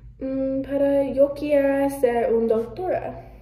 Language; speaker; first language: Spanish; non-native, learner; English